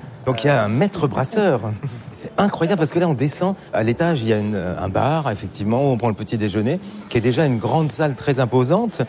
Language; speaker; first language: French; native; French